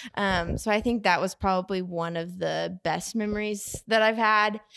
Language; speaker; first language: English; native; English